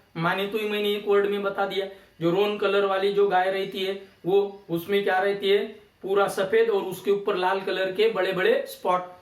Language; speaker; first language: Hindi; non-native, local second language; Marathi